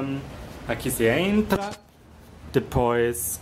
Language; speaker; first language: Portuguese; non-native, fluent; German